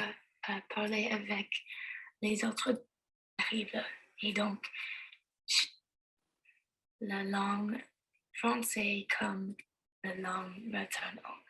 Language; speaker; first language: French; non-native, learner; English